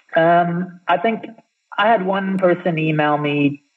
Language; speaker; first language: English; native; English